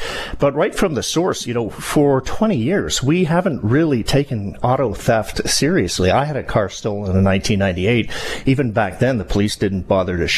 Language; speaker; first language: English; native; English